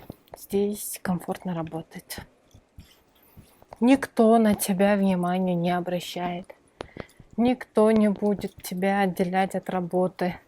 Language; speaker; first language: Russian; non-native, local second language; Kyrgyz